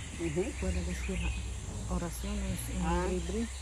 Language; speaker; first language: Spanish; non-native, learner; Polish